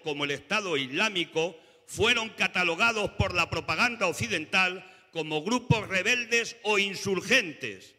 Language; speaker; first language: Spanish; native; Spanish